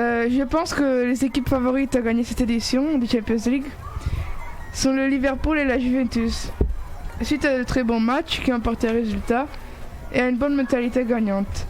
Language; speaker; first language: French; early bilingual, other home language; Italian